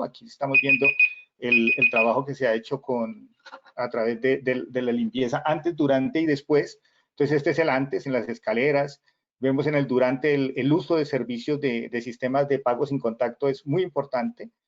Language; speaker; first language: Spanish; native; Spanish